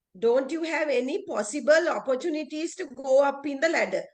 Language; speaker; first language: English; non-native, local second language; Sinhala